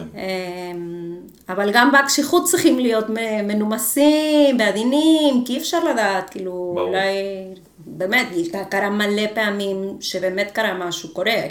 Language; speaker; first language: Hebrew; non-native, fluent; Spanish